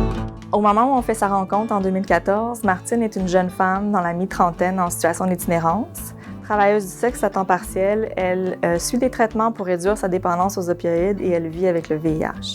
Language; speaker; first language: French; native; French